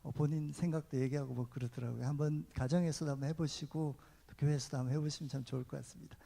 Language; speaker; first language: Korean; native; Korean